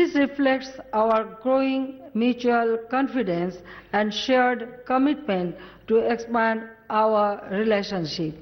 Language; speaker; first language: English; non-native, local second language; Bangla